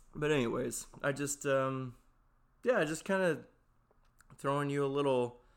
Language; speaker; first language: English; native; English